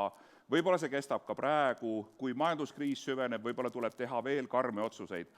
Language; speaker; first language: Estonian; native; Estonian